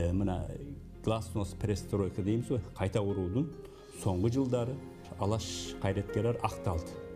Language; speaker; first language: Kazakh; early bilingual, heritage; Kazakh